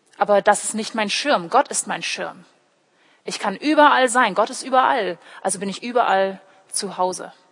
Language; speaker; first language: German; early bilingual, other home language; English